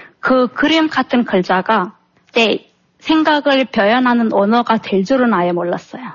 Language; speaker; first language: Korean; non-native, fluent; Turkmen